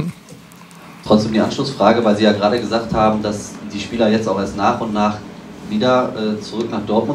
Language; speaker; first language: German; native; German